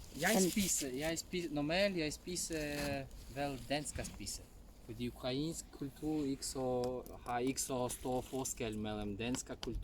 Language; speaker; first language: Danish; non-native, learner; Ukrainian